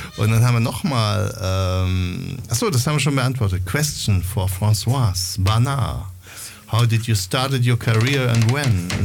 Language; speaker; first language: German; native; German